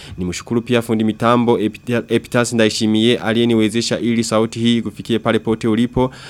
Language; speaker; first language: Swahili; non-native, local second language; Rundi